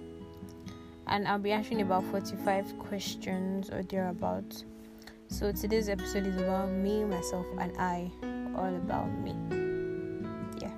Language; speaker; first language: English; non-native, local second language; Yoruba